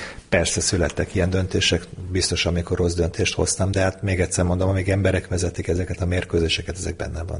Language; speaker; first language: Hungarian; native; Hungarian